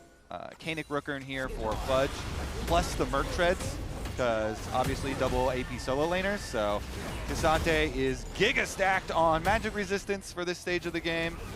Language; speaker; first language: English; native; English